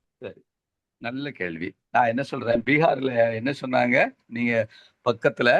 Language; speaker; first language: Tamil; native; Tamil